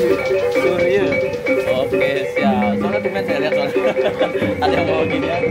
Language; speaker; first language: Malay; non-native, local second language; Balinese